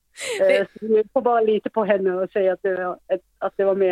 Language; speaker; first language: Swedish; non-native, fluent; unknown